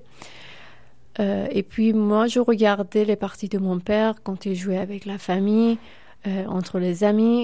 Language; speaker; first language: French; non-native, fluent; Persian